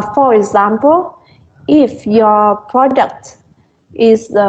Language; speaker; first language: English; non-native, fluent; Vietnamese